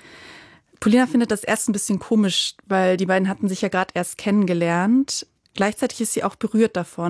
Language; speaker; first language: German; native; German